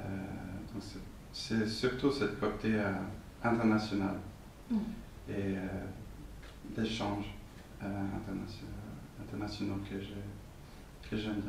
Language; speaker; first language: French; non-native, fluent; Swedish